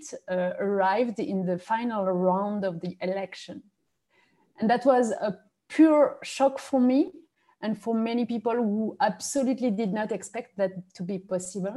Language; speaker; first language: English; non-native, fluent; French